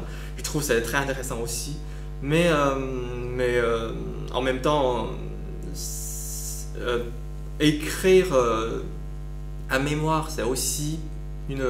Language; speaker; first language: French; non-native, fluent; Chinese